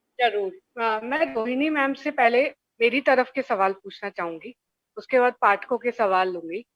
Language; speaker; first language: Hindi; native; Hindi